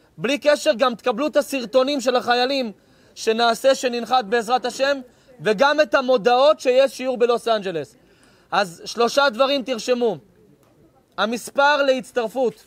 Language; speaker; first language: Hebrew; native; Hebrew